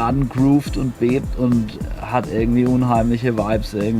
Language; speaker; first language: German; native; German